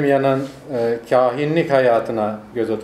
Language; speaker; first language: Turkish; native; Turkish